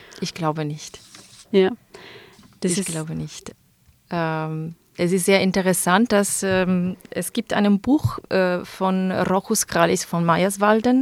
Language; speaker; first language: German; non-native, fluent; Italian